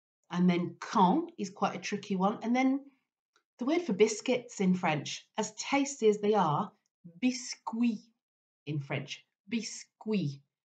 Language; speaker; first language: English; native; English